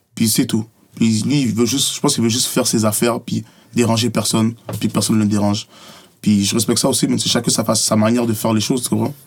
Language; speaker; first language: French; native; French